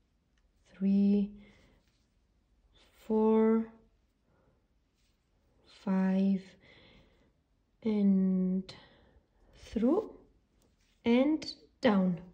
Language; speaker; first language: English; non-native, fluent; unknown